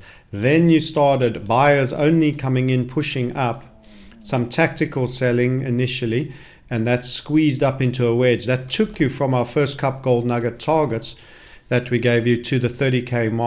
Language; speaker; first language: English; native; English